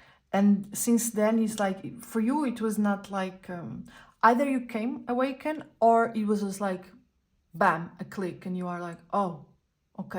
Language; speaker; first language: English; non-native, fluent; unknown